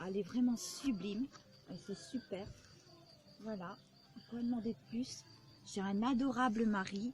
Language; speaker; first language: French; native; French